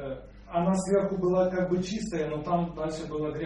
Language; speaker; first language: Russian; non-native, local second language; Ukrainian